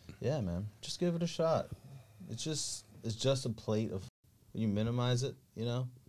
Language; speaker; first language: English; native; English